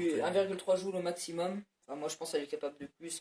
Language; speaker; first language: French; native; French